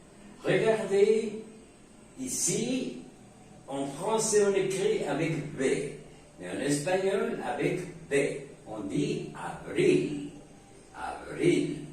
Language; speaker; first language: French; non-native, fluent; Spanish